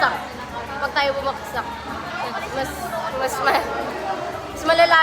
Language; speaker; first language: Filipino; native; Filipino